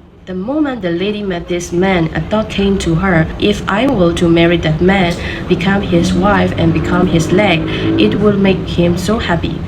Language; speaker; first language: English; non-native, learner; Burmese